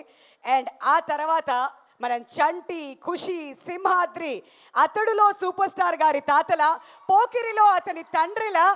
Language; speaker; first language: Telugu; native; Telugu